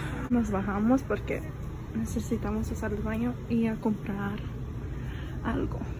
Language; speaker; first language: Spanish; early bilingual, heritage; Spanish